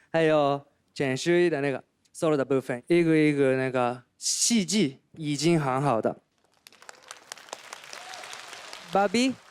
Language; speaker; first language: Chinese; non-native, learner; Japanese